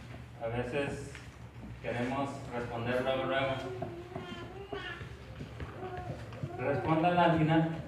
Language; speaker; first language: Spanish; native; Spanish